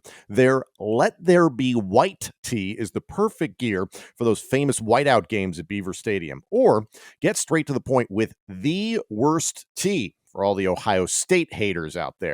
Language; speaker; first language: English; native; English